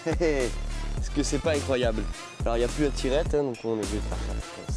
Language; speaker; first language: French; native; French